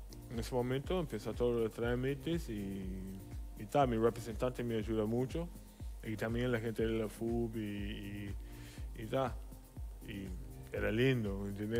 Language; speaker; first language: Spanish; non-native, learner; English